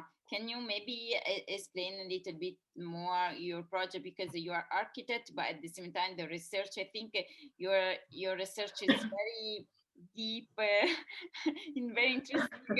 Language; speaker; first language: English; non-native, fluent; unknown